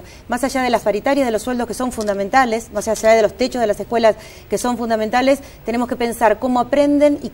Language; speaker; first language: Spanish; native; Spanish